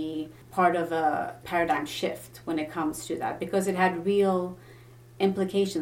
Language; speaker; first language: English; non-native, fluent; Swedish